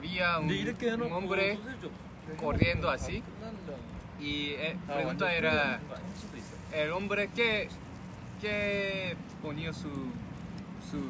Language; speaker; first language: Spanish; non-native, learner; Korean